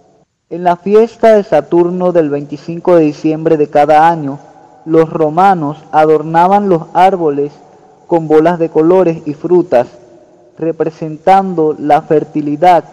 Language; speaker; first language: Spanish; native; Spanish